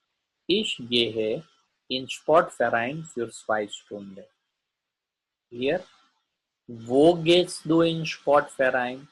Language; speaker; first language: German; non-native, learner; Gujarati